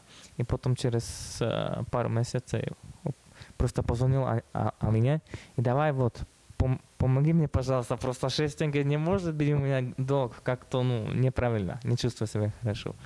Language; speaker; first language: Russian; non-native, fluent; Slovak